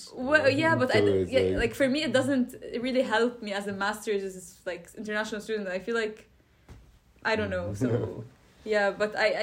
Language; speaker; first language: English; non-native, fluent; Arabic